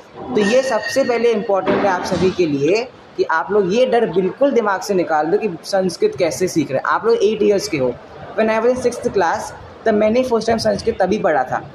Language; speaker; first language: Hindi; native; Hindi